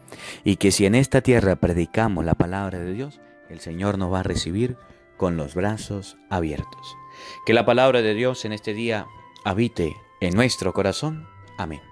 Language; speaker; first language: Spanish; native; Spanish